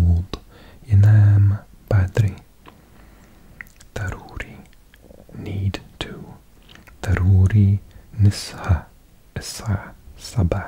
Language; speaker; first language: Arabic; non-native, learner; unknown